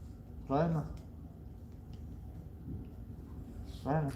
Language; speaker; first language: Russian; non-native, local second language; Tajik